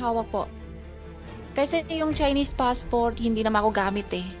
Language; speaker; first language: Filipino; non-native, learner; Chinese